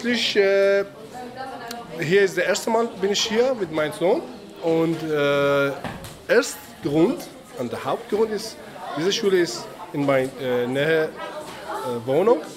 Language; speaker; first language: German; non-native, learner; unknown